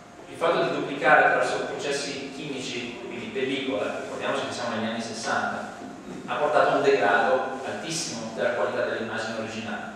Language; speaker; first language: Italian; native; Italian